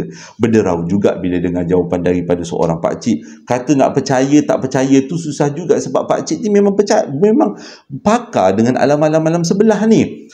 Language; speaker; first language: Malay; native; Malay